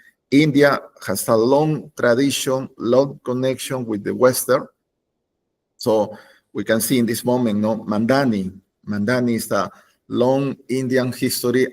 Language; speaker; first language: English; non-native, learner; Spanish